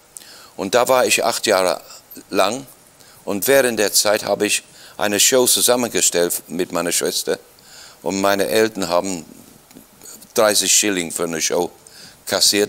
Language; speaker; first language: German; non-native, fluent; English